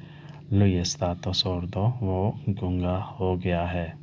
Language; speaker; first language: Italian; non-native, learner; Urdu